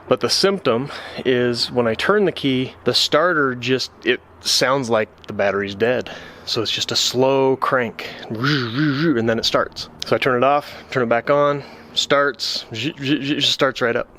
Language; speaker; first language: English; native; English